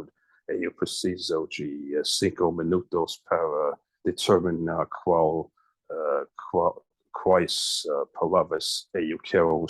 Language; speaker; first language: Portuguese; non-native, learner; English